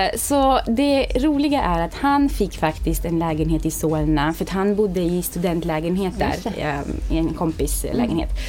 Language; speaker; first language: Swedish; non-native, fluent; Romanian